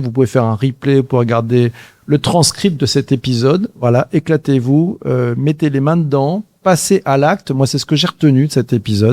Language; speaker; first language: French; native; French